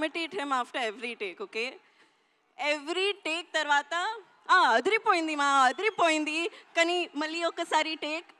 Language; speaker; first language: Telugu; non-native, learner; Hindi